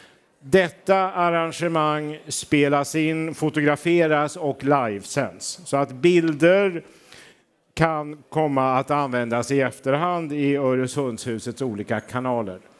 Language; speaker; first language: Swedish; native; Swedish